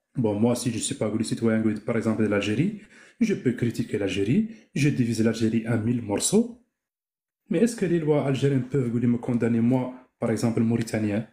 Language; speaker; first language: French; non-native, local second language; Arabic